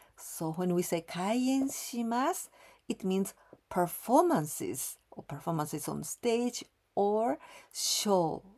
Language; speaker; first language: English; non-native, fluent; Japanese